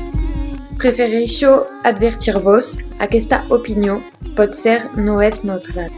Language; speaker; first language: Catalan; non-native, learner; French